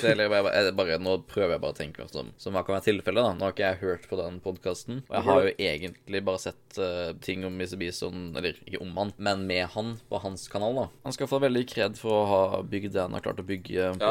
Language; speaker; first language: Norwegian; native; Norwegian